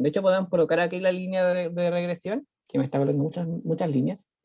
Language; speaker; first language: Spanish; native; Spanish